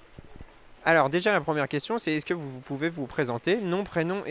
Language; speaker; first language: French; native; French